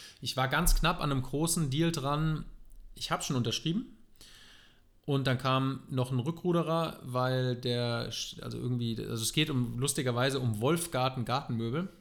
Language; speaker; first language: German; native; German